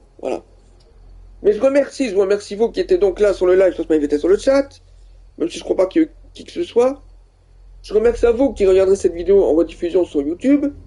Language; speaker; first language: French; native; French